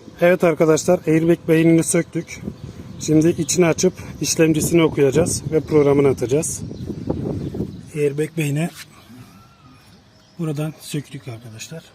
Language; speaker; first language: Turkish; native; Turkish